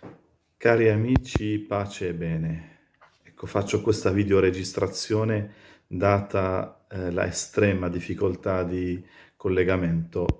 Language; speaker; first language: Italian; non-native, fluent; Arabic